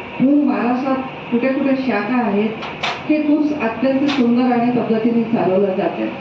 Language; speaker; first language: Marathi; native; Marathi